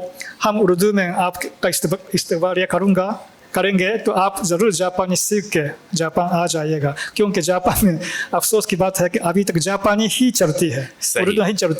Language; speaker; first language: Hindi; non-native, fluent; Japanese